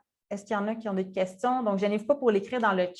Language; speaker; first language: French; native; French